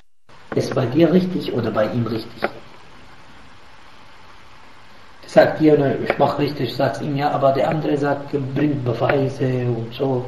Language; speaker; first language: German; non-native, fluent; Arabic